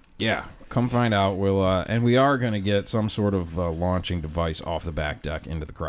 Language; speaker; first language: English; native; English